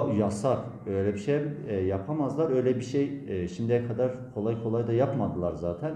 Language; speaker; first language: Turkish; native; Turkish